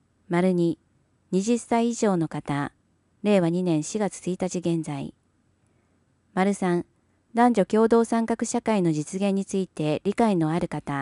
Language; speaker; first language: Japanese; native; Japanese